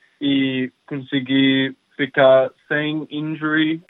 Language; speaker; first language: Portuguese; early bilingual, heritage; English